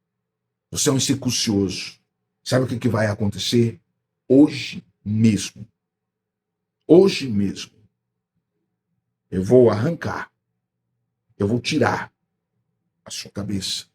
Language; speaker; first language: Portuguese; native; Portuguese